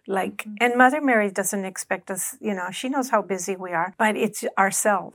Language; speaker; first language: English; early bilingual, other home language; Spanish